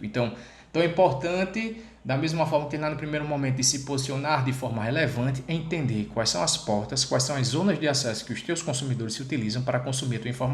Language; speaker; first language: Portuguese; native; Portuguese